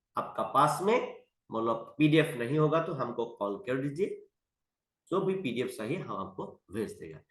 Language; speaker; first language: Hindi; non-native, local second language; Assamese